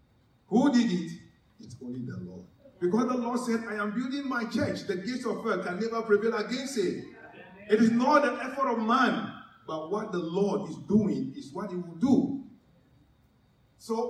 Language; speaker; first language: English; non-native, local second language; Ewe